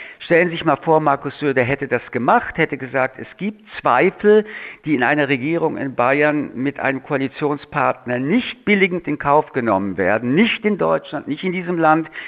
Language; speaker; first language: German; early bilingual, other home language; French